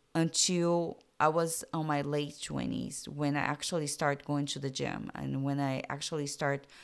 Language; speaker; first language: English; non-native, fluent; Portuguese